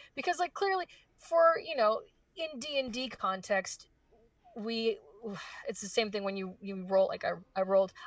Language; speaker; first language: English; early bilingual, other home language; Spanish